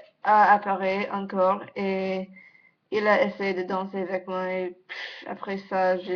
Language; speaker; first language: French; non-native, learner; English